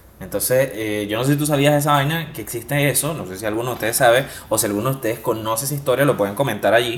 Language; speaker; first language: Spanish; native; Spanish